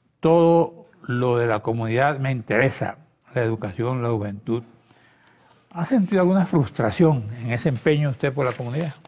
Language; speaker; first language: Spanish; native; Spanish